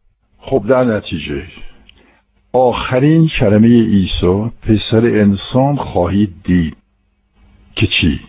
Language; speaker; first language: Persian; non-native, fluent; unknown